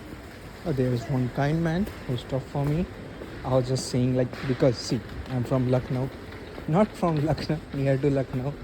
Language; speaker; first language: English; non-native, local second language; Hindi